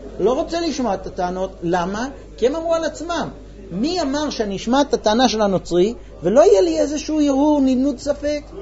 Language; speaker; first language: Hebrew; non-native, fluent; English